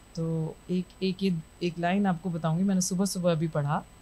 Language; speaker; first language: Hindi; native; Hindi